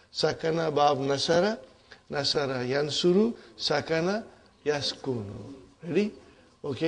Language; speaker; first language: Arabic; non-native, fluent; English